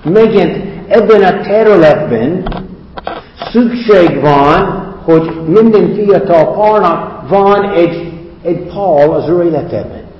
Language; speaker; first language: Hungarian; non-native, fluent; English